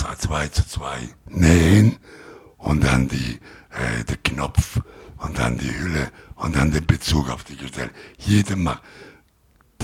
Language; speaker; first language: German; non-native, learner; Italian